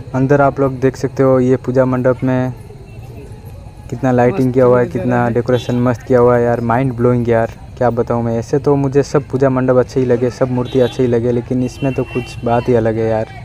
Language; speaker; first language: Hindi; non-native, local second language; Odia